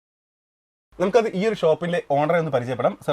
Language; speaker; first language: Malayalam; native; Malayalam